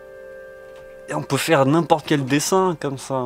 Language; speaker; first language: French; native; French